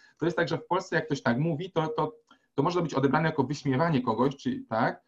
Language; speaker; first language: Polish; native; Polish